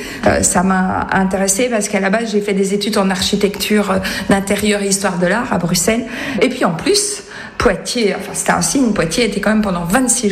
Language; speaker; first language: French; native; French